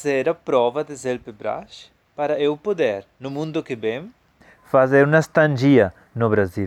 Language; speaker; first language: Portuguese; non-native, fluent; Spanish